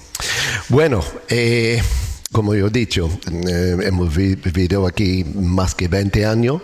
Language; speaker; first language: Spanish; non-native, learner; English